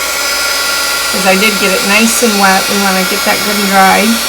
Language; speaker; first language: English; native; English